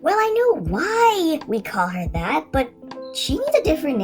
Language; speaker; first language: English; native; English